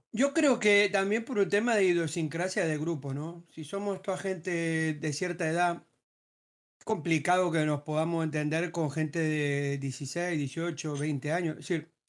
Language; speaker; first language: Spanish; native; Spanish